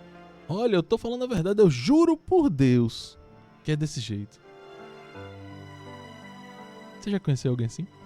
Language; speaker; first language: Portuguese; native; Portuguese